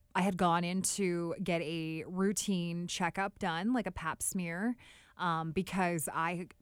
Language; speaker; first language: English; native; English